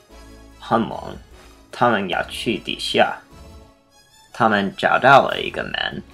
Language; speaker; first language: Chinese; non-native, learner; English